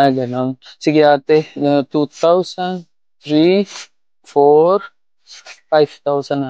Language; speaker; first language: Filipino; non-native, learner; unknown